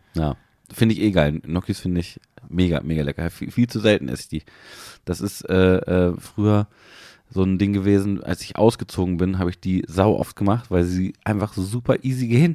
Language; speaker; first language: German; native; German